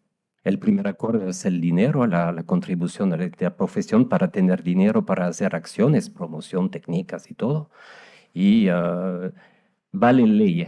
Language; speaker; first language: Spanish; non-native, fluent; French